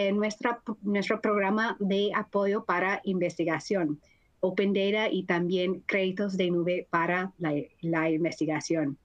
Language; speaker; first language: Spanish; non-native, fluent; English